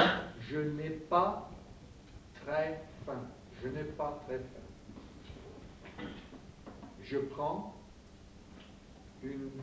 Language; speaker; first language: French; non-native, fluent; English